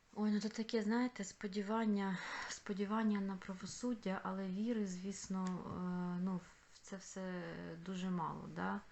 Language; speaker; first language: Ukrainian; non-native, local second language; Russian